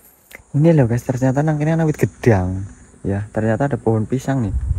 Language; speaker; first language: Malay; non-native, local second language; Javanese